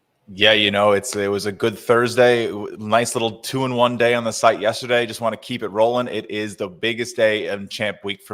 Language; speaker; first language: English; native; English